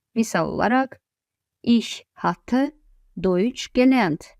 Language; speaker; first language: German; non-native, fluent; Azerbaijani